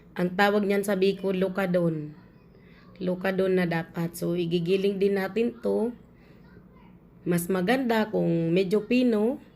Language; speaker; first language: Filipino; non-native, local second language; Bikol